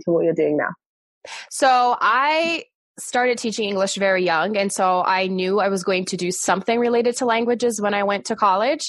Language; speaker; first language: English; non-native, fluent; Portuguese